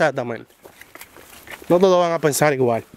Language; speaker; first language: Spanish; native; Spanish